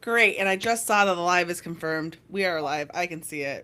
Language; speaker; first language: English; native; English